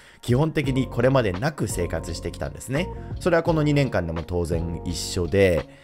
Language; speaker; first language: Japanese; native; Japanese